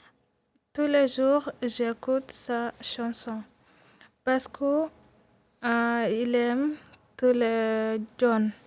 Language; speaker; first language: French; non-native, learner; Arabic